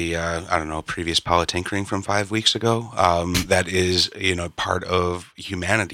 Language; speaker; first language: English; native; English